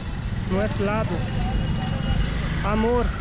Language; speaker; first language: Portuguese; non-native, learner; Hindi